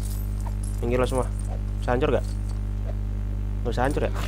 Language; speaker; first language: Indonesian; native; Indonesian